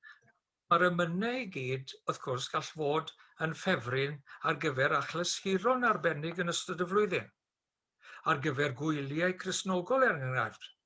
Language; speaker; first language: Welsh; native; Welsh